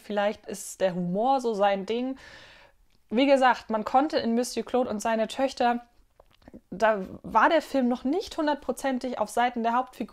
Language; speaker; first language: German; native; German